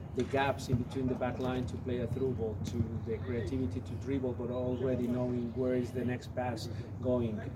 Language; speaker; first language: English; non-native, fluent; Spanish